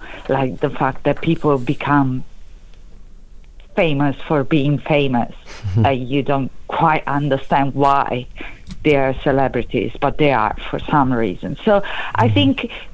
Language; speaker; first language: English; non-native, fluent; Italian